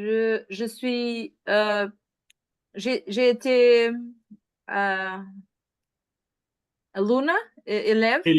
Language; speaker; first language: French; non-native, learner; Portuguese